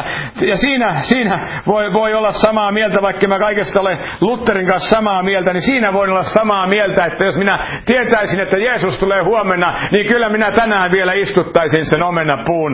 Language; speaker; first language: Finnish; native; Finnish